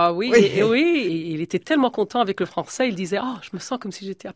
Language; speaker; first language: French; early bilingual, heritage; Spanish